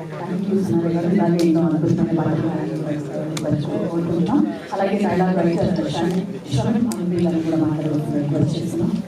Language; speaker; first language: Telugu; native; Telugu